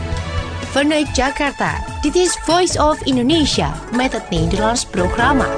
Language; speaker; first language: Dutch; non-native, learner; Indonesian